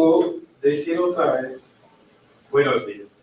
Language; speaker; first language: Spanish; non-native, learner; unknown